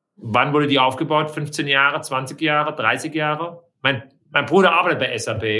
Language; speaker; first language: German; native; German